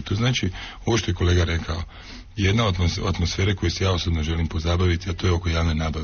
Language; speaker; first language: Croatian; native; Croatian